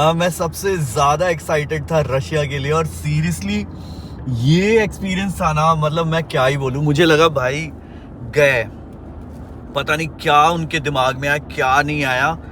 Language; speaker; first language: Hindi; native; Hindi